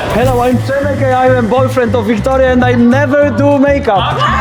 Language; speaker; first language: English; non-native, learner; Polish